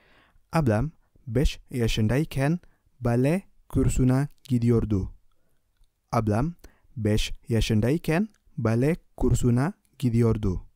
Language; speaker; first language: Turkish; non-native, fluent; Indonesian